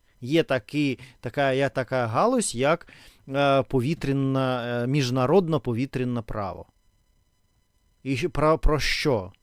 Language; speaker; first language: Ukrainian; non-native, local second language; Russian